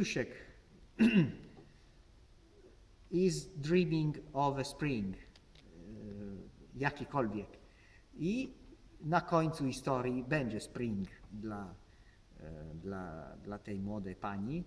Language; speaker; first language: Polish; non-native, learner; Italian